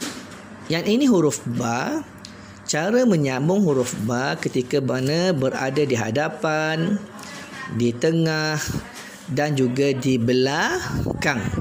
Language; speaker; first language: Malay; native; Malay